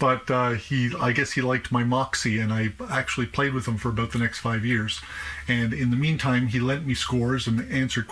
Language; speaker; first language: English; native; English